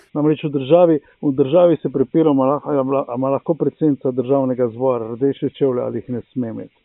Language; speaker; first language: Slovenian; native; Slovenian